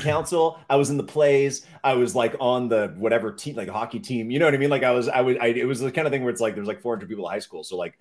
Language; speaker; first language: English; non-native, fluent; French